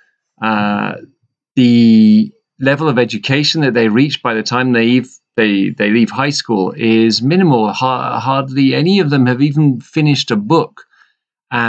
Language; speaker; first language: English; native; English